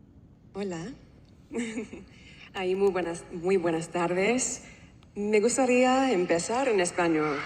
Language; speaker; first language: Spanish; non-native, learner; English